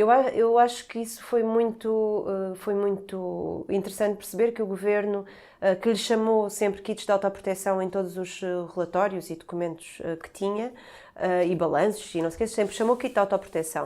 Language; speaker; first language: Portuguese; native; Portuguese